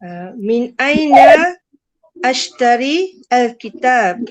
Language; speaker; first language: Arabic; non-native, learner; Malay